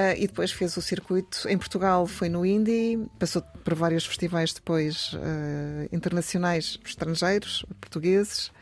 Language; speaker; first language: Portuguese; native; Portuguese